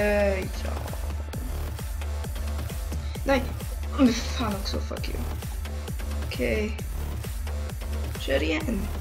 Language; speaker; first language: Swedish; early bilingual, other home language; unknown